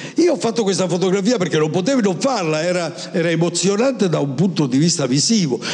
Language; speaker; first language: Italian; native; Italian